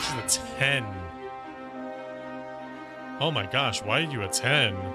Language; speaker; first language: English; native; English